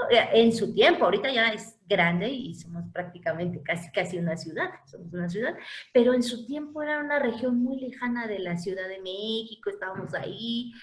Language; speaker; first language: Spanish; native; Spanish